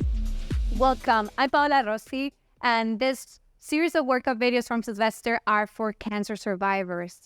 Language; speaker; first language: English; non-native, fluent; Italian